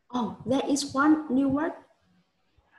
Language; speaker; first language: English; non-native, learner; Vietnamese